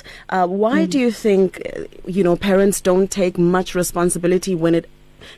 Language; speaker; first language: English; non-native, local second language; Tswana